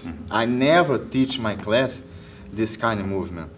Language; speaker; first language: English; non-native, learner; Portuguese